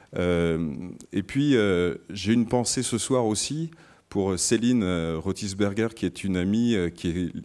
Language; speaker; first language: French; native; French